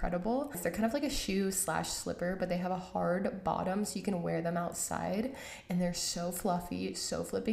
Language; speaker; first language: English; native; English